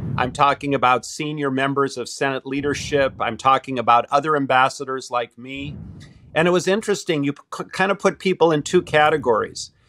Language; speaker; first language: English; native; English